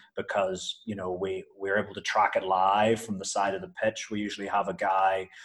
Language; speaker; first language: English; native; English